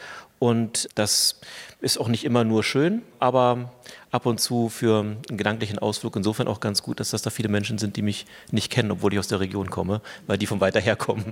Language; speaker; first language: German; native; German